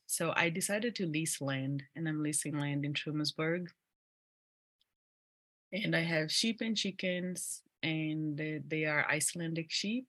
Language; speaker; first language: English; non-native, fluent; Portuguese